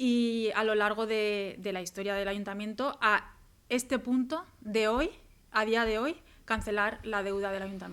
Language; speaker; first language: Spanish; native; Spanish